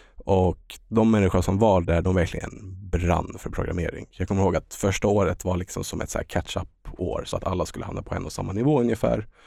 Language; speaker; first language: Swedish; early bilingual, other home language; Estonian